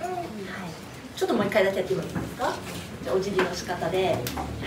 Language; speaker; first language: Japanese; native; Japanese